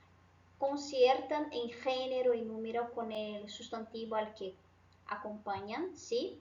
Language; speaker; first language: Spanish; non-native, fluent; Portuguese